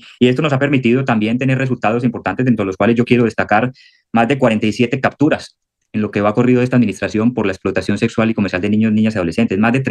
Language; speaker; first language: Spanish; native; Spanish